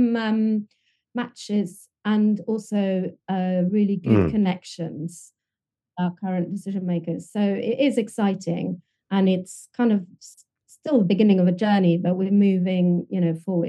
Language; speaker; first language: English; non-native, fluent; French